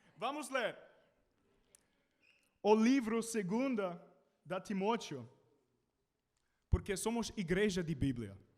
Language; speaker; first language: Portuguese; non-native, learner; English